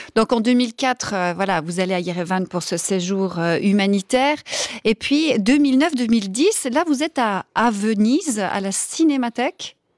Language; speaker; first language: French; native; French